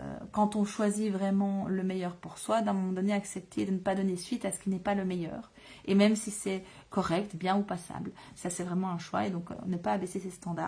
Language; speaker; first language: French; native; French